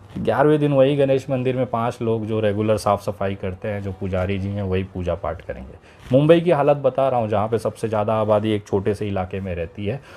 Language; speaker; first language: Hindi; native; Hindi